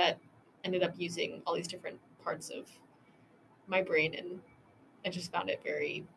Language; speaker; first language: English; native; English